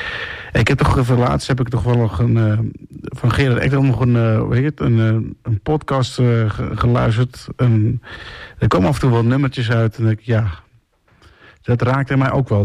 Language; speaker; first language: Dutch; native; Dutch